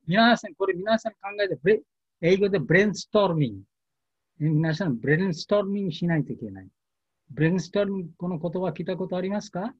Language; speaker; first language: Japanese; non-native, learner; Bangla